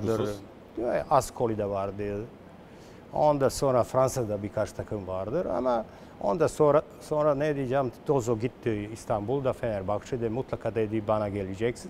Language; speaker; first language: Turkish; non-native, learner; Serbian